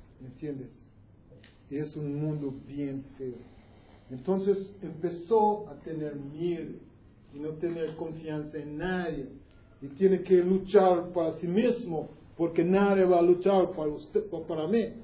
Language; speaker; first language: Spanish; non-native, learner; English